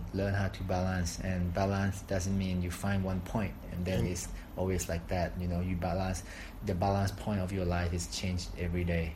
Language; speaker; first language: English; non-native, fluent; Thai